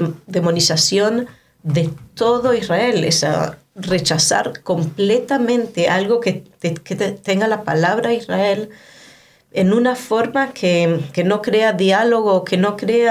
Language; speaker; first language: Spanish; non-native, fluent; Hebrew